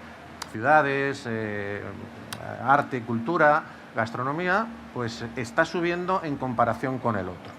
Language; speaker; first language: Spanish; native; Spanish